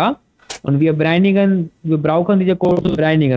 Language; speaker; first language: German; non-native, learner; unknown